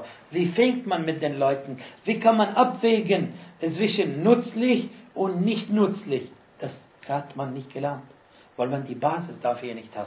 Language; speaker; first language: German; non-native, fluent; Arabic